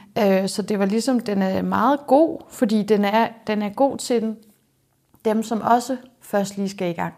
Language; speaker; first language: Danish; native; Danish